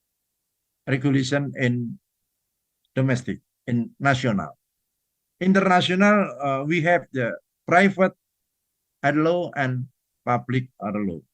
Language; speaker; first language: English; non-native, fluent; Indonesian